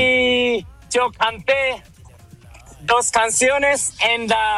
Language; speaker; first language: Spanish; non-native, learner; Japanese